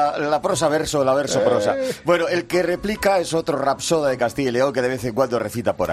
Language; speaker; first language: Spanish; native; Spanish